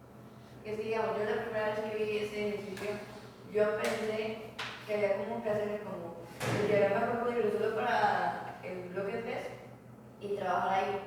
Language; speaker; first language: Spanish; native; Spanish